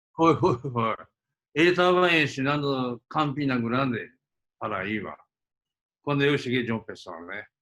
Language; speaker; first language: Portuguese; early bilingual, other home language; Japanese